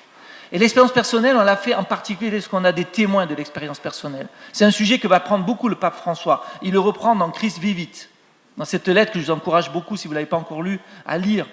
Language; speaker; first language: French; native; French